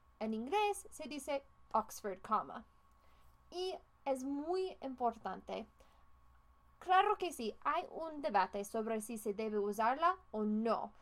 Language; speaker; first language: Spanish; non-native, fluent; English